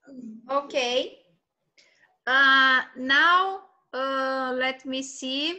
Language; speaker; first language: English; non-native, fluent; Portuguese